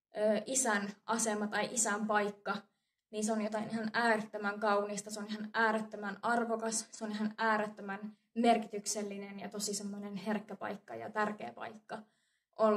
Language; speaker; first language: Finnish; native; Finnish